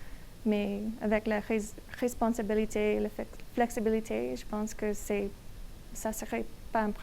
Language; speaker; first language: French; non-native, learner; English